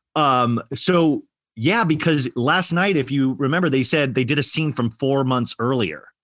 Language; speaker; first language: English; native; English